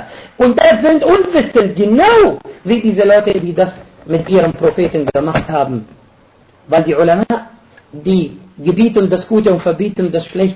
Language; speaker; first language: German; non-native, fluent; Arabic